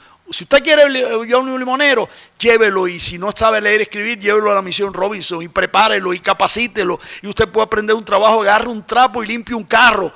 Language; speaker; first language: Spanish; native; Spanish